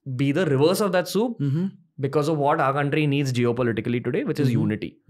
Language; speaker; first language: English; non-native, local second language; Hindi